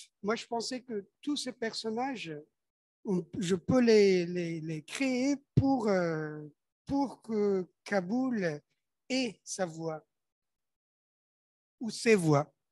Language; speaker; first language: French; non-native, fluent; Persian